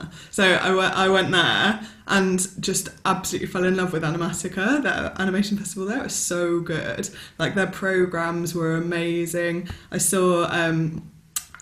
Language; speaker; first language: English; native; English